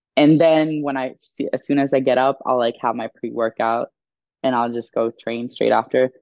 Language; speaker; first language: English; non-native, fluent; Swedish